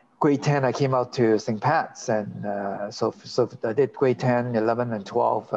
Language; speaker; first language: English; non-native, local second language; Cantonese